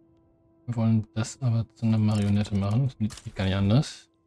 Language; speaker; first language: German; native; German